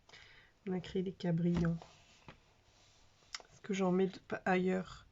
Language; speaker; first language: French; native; French